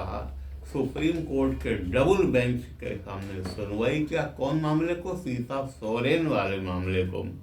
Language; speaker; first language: Hindi; native; Hindi